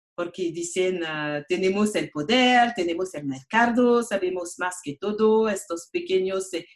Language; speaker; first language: Spanish; non-native, fluent; French